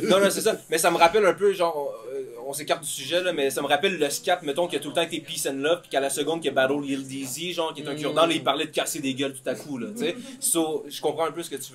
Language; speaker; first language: French; native; French